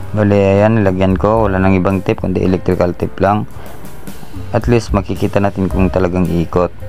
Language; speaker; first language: Filipino; non-native, local second language; Iloko